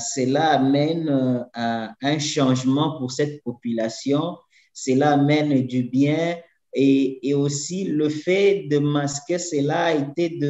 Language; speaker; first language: French; native; French